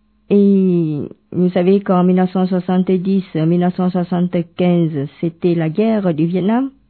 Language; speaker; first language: French; non-native, local second language; Khmer